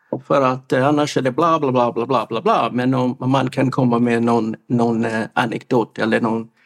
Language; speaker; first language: Swedish; non-native, fluent; English